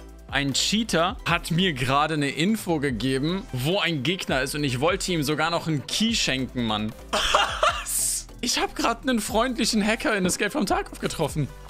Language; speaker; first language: German; native; German